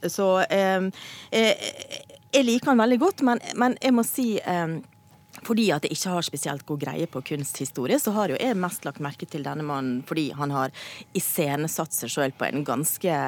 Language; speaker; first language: Norwegian; native; Norwegian